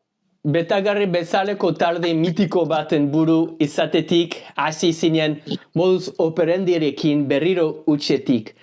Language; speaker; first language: Basque; non-native, learner; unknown